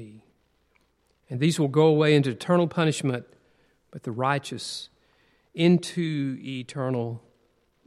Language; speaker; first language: English; native; English